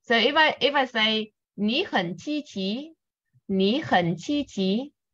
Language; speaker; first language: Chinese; non-native, fluent; Vietnamese